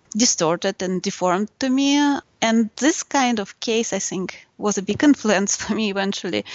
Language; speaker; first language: English; non-native, fluent; Russian